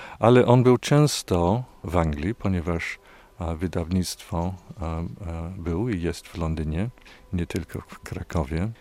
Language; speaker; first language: Polish; non-native, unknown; English